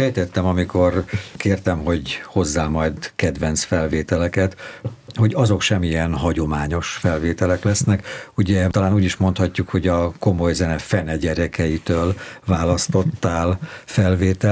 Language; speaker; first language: Hungarian; native; Hungarian